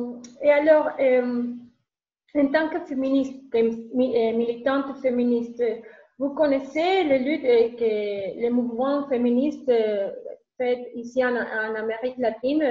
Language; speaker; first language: French; non-native, learner; Spanish